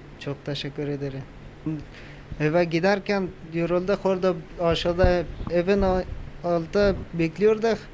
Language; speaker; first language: Turkish; non-native, learner; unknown